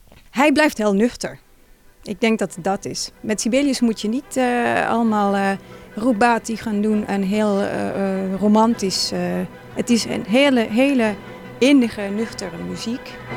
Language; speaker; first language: Dutch; non-native, fluent; Finnish